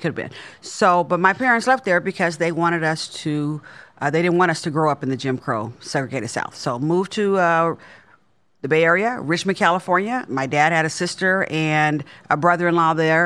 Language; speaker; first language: English; native; English